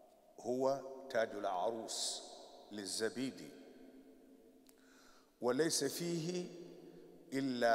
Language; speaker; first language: Arabic; non-native, fluent; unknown